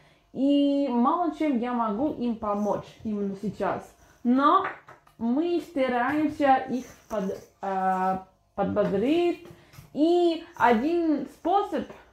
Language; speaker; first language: Russian; non-native, fluent; English